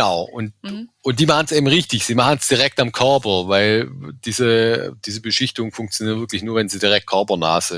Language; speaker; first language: German; native; German